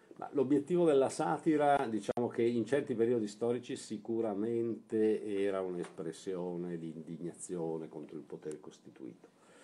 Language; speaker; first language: Italian; native; Italian